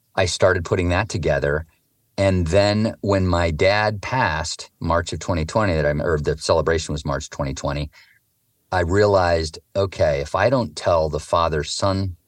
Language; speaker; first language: English; native; English